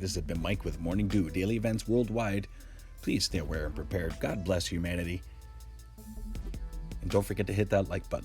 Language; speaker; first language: English; native; English